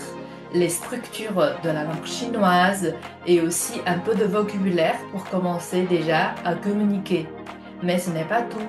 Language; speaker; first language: French; non-native, fluent; Chinese